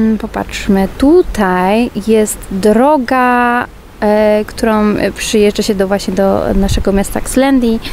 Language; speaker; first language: Polish; early bilingual, heritage; Polish